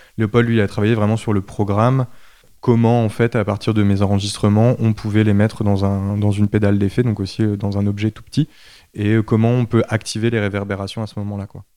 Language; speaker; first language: French; native; French